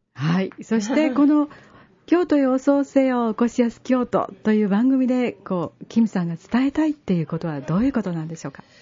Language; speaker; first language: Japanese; native; Japanese